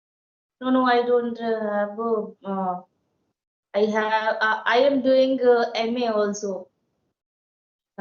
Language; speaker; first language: English; non-native, learner; Hindi